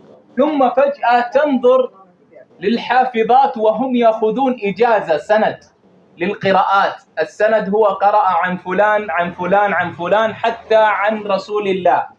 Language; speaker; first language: Arabic; native; Arabic